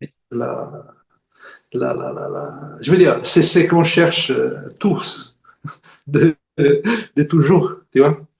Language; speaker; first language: French; non-native, fluent; Italian